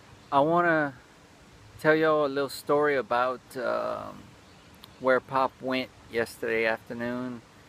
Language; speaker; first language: English; early bilingual, other home language; French